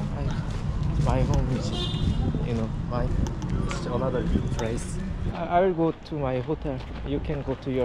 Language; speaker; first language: English; non-native, learner; Korean